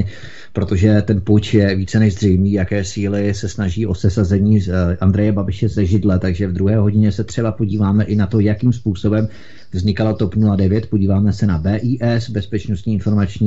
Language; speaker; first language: Czech; native; Czech